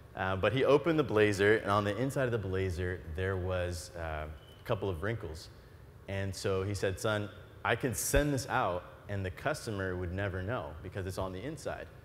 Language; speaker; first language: English; native; English